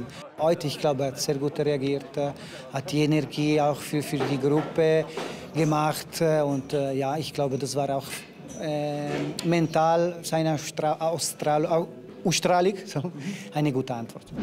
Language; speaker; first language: German; non-native, local second language; Italian